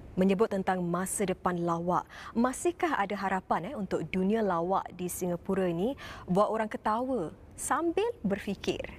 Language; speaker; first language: Malay; native; Malay